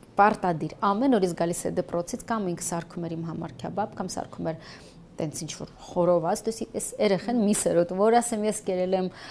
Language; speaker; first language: Armenian; native; Armenian